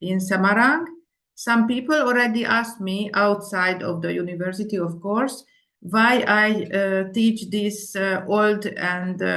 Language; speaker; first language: English; non-native, fluent; Indonesian